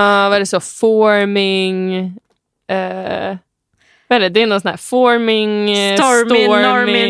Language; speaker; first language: Swedish; native; Swedish